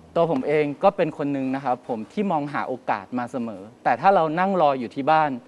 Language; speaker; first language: Thai; native; Thai